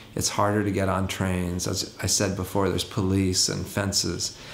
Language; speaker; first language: English; native; English